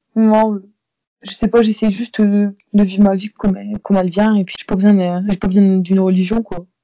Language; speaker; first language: French; native; French